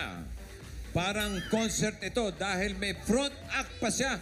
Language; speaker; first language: Filipino; native; Filipino